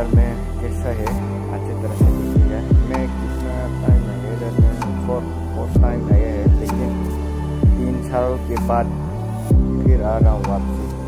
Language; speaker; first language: Hindi; non-native, local second language; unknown